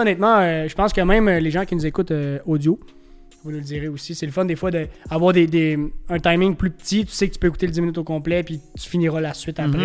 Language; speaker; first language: French; native; French